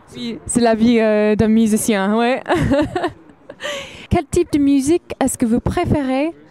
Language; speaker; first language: French; non-native, fluent; English